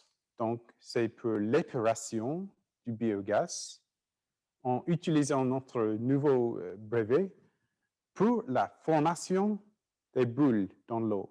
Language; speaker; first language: French; non-native, fluent; English